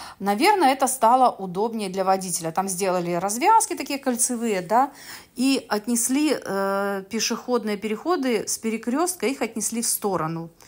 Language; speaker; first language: Russian; native; Russian